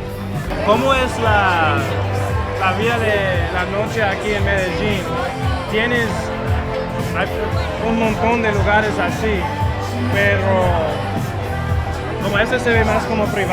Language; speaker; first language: Spanish; non-native, learner; English